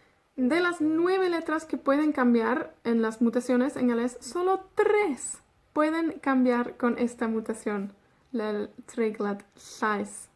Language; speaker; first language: Spanish; non-native, fluent; Welsh